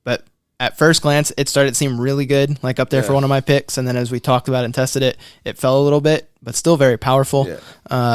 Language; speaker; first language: English; native; English